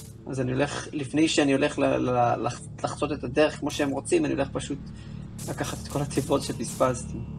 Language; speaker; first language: Hebrew; native; Hebrew